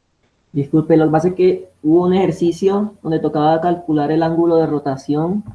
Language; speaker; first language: Spanish; native; Spanish